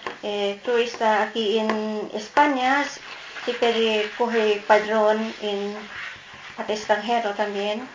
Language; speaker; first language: Spanish; non-native, learner; Filipino